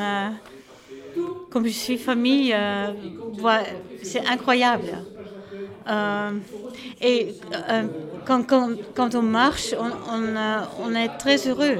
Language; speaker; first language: French; non-native, learner; Dutch